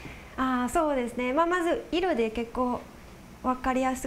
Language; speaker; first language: Japanese; non-native, fluent; French